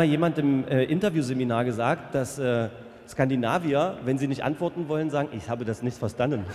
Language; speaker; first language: German; native; German